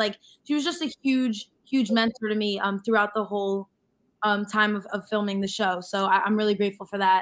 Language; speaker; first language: English; native; English